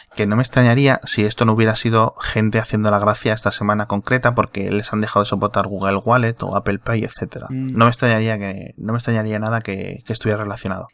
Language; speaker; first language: Spanish; native; Spanish